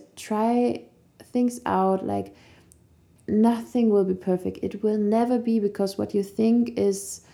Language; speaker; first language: English; non-native, fluent; German